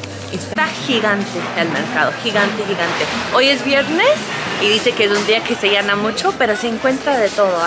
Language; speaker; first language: Spanish; non-native, fluent; English